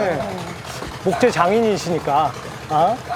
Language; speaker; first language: Korean; native; Korean